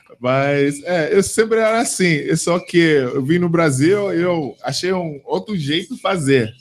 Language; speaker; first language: Portuguese; non-native, fluent; English